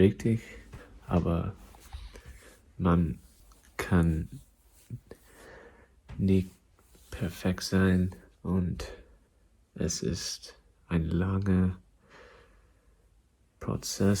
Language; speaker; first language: German; non-native, learner; English